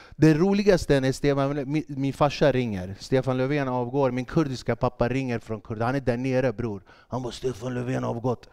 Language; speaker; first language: Swedish; early bilingual, other home language; Kurdish